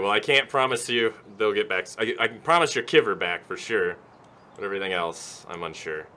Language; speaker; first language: English; native; English